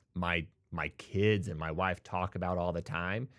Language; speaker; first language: English; native; English